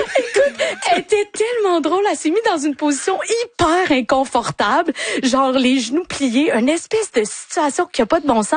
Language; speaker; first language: French; native; French